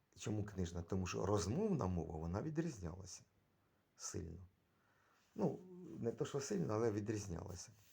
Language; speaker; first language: Ukrainian; native; Ukrainian